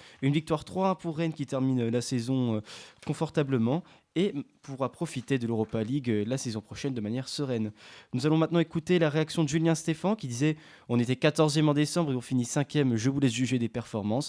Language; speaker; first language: French; native; French